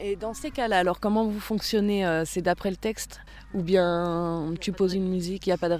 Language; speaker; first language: French; native; French